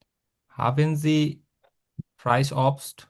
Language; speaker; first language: German; non-native, learner; Bangla